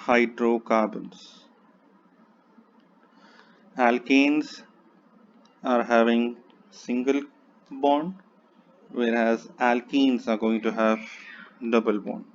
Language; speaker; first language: English; non-native, local second language; Hindi